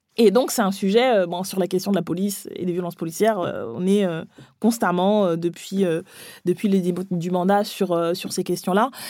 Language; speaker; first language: French; early bilingual, other home language; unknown